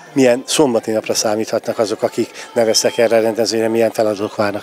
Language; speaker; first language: Hungarian; native; Hungarian